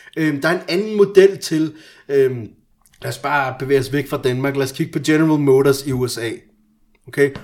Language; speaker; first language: Danish; early bilingual, other home language; Persian